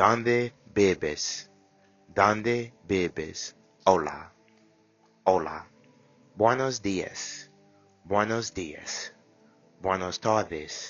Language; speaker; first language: Spanish; non-native, learner; English